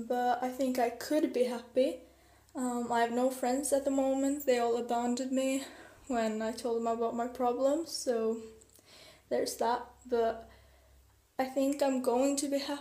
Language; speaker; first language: English; non-native, fluent; Norwegian